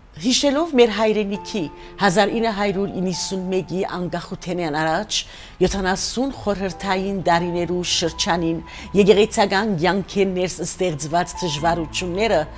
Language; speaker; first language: Armenian; native; Armenian